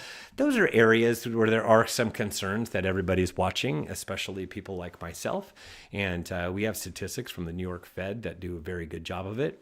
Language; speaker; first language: English; native; English